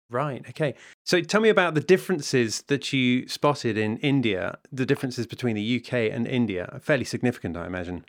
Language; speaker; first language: English; native; English